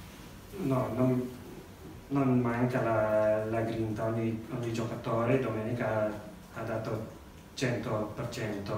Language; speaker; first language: Italian; non-native, learner; English